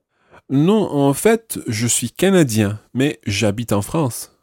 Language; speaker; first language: French; non-native, fluent; English